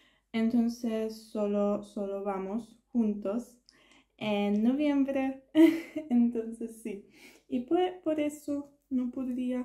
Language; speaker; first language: Spanish; non-native, learner; Polish